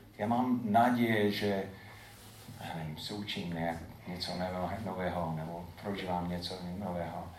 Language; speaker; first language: Czech; non-native, fluent; English